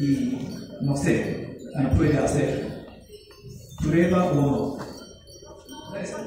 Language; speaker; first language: Spanish; non-native, learner; Japanese